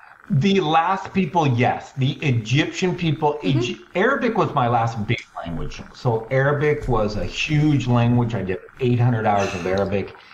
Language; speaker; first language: English; native; English